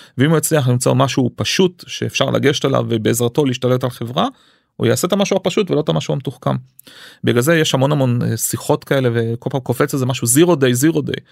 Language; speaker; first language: Hebrew; early bilingual, other home language; English